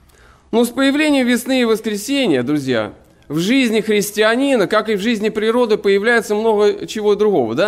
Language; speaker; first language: Russian; native; Russian